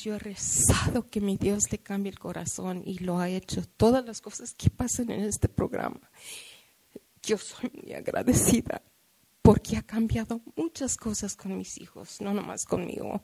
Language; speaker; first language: Spanish; early bilingual, heritage; Spanish